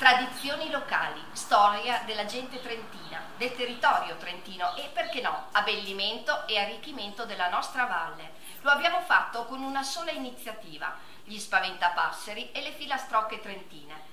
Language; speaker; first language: Italian; native; Italian